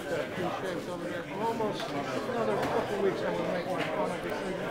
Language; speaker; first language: English; native; English